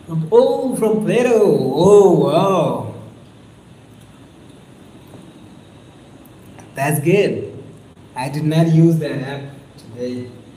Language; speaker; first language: English; non-native, local second language; Hindi